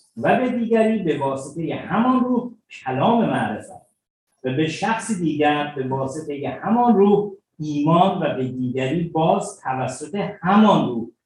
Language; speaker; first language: Persian; native; Persian